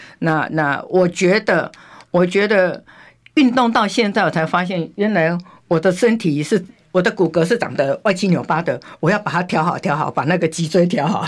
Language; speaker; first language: Chinese; native; Chinese